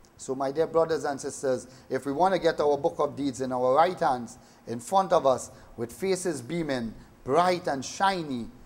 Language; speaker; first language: English; native; English